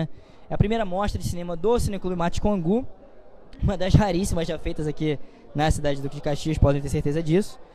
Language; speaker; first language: Portuguese; native; Portuguese